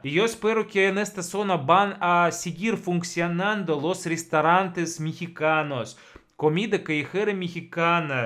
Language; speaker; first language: Spanish; non-native, fluent; Russian